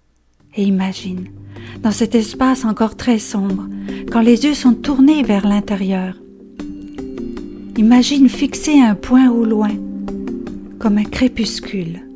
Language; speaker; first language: French; native; French